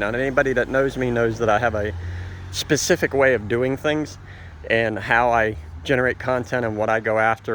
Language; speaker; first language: English; native; English